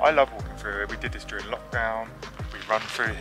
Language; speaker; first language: English; native; English